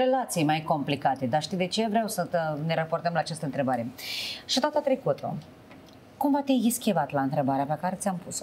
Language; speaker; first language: Romanian; native; Romanian